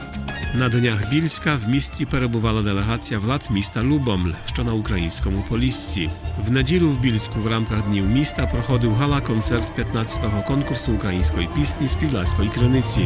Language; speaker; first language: Ukrainian; native; Ukrainian